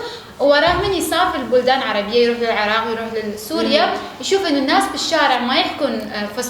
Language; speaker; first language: Arabic; non-native, fluent; Persian